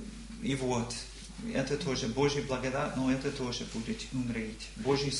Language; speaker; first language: Russian; non-native, learner; English